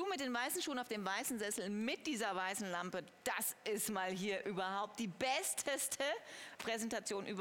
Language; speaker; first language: German; native; German